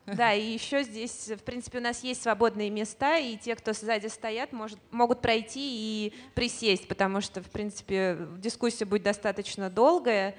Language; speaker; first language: Russian; native; Russian